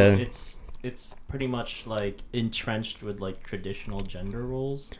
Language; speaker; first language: English; native; English